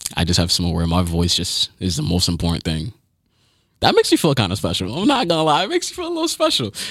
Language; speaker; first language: English; early bilingual, other home language; Haitian Creole